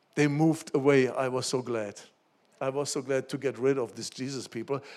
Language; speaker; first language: English; non-native, fluent; German